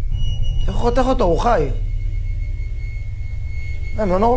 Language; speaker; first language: Hebrew; native; Hebrew